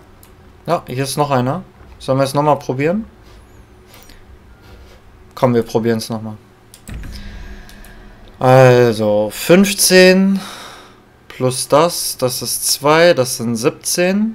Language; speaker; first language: German; native; German